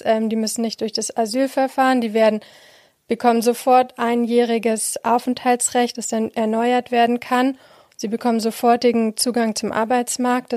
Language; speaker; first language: German; native; German